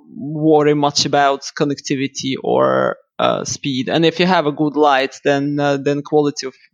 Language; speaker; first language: English; non-native, fluent; Russian